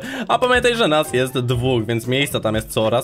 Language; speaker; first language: Polish; native; Polish